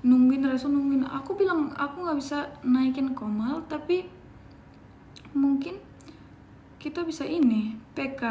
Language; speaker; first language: Indonesian; non-native, fluent; Turkish